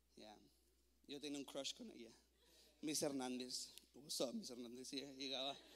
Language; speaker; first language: Spanish; native; Spanish